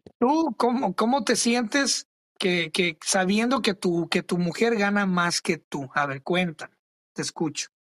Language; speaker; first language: Spanish; early bilingual, other home language; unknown